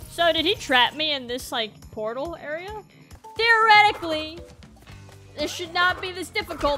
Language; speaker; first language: English; native; English